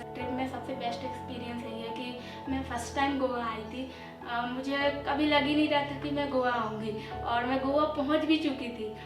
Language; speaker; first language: Hindi; native; Hindi